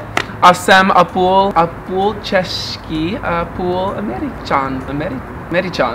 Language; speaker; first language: Czech; early bilingual, heritage; English